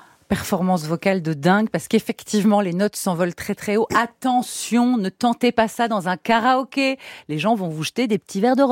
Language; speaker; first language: French; native; French